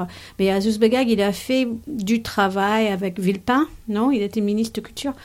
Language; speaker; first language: French; non-native, fluent; English